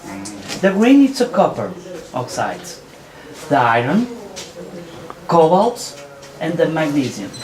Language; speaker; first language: English; non-native, learner; Portuguese